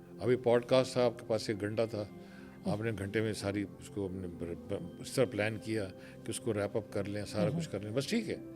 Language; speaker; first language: Urdu; non-native, local second language; Pashto